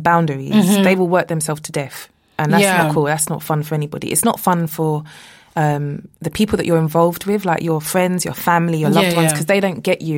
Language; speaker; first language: English; native; English